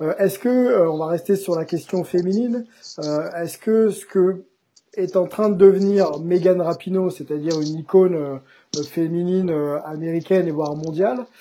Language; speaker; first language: French; native; French